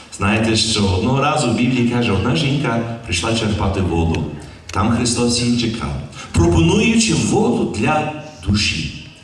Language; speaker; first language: Ukrainian; early bilingual, heritage; Ukrainian